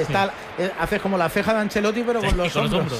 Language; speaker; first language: Spanish; native; Spanish